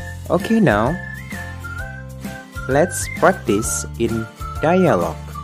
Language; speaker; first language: English; non-native, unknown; Indonesian